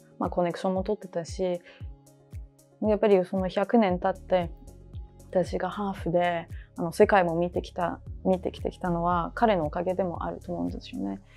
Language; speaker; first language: Japanese; early bilingual, heritage; Japanese